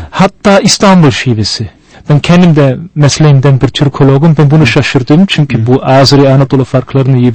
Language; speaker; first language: Turkish; non-native, fluent; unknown